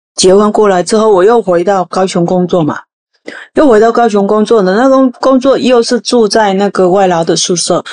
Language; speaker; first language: Chinese; non-native, fluent; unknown